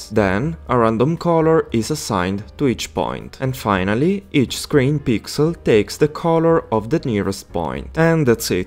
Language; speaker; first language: English; non-native, fluent; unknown